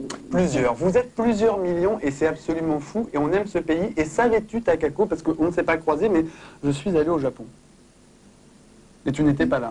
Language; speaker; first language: French; native; French